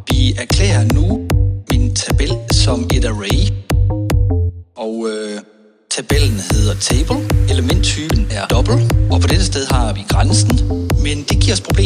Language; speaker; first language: Danish; native; Danish